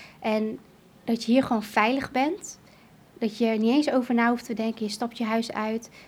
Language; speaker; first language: Dutch; early bilingual, other home language; Kurdish